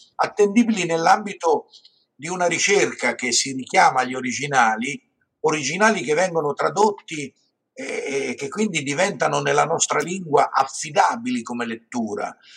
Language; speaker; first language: Italian; native; Italian